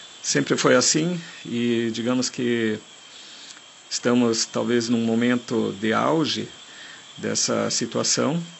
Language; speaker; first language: Portuguese; non-native, fluent; German